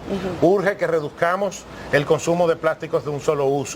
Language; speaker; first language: Spanish; native; Spanish